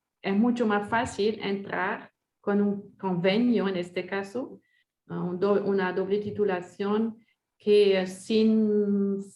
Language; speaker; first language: Spanish; non-native, fluent; French